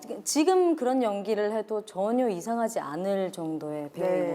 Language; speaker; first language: Korean; native; Korean